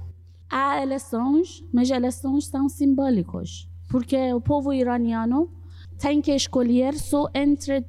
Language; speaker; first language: Portuguese; non-native, fluent; Persian